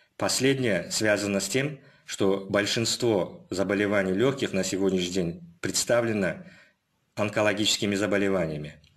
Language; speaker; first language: Russian; non-native, local second language; Uzbek